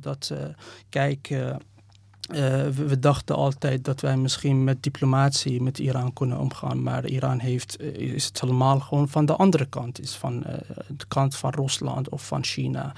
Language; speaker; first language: Dutch; non-native, fluent; Persian